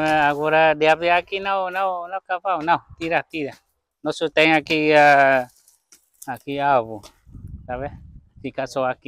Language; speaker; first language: Portuguese; non-native, learner; Vietnamese